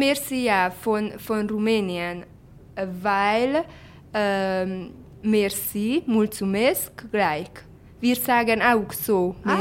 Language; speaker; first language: German; non-native, learner; Hungarian